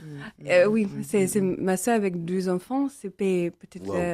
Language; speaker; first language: French; non-native, learner; English